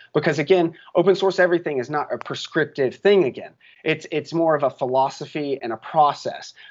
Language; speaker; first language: English; native; English